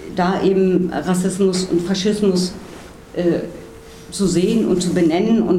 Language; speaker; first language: German; native; German